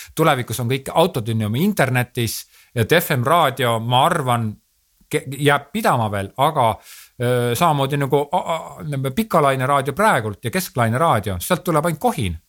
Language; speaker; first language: Estonian; native; Estonian